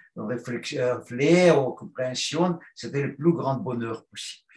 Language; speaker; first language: French; non-native, fluent; Russian